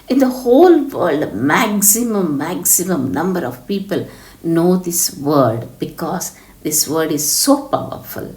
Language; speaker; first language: English; non-native, local second language; Telugu